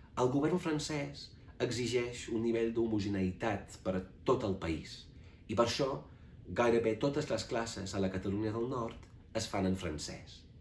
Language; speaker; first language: Catalan; non-native, fluent; English